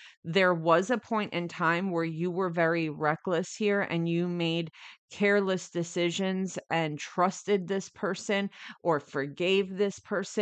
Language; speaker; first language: English; native; English